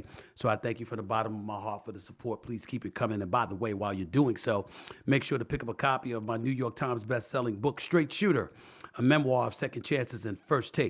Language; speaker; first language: English; native; English